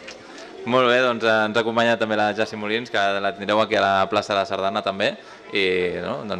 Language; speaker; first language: Catalan; native; Catalan